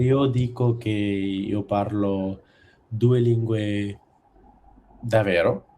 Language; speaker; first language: Italian; non-native, fluent; French